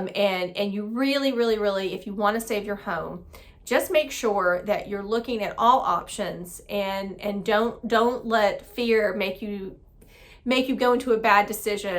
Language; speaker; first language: English; native; English